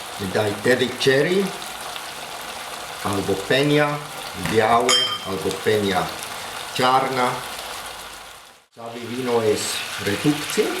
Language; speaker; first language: Polish; non-native, learner; German